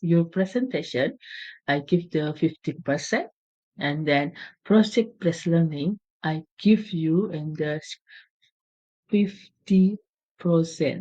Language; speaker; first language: English; non-native, learner; Indonesian